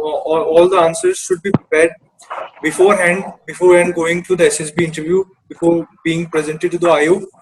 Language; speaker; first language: English; non-native, local second language; Hindi